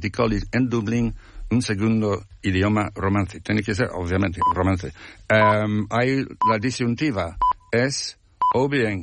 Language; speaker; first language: Spanish; non-native, fluent; English